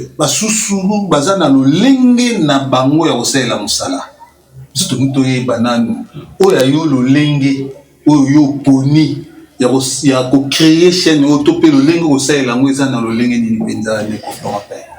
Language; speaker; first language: Lingala; native; Lingala